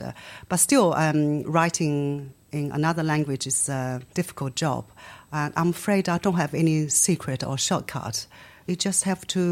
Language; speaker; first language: English; non-native, fluent; Chinese